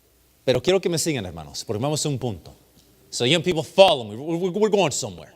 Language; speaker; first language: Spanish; early bilingual, heritage; English